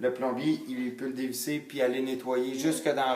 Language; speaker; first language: French; native; French